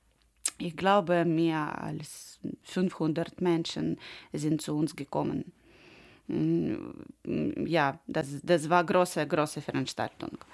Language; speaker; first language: German; non-native, learner; Ukrainian